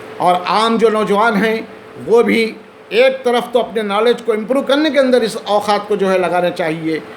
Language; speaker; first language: Urdu; native; Urdu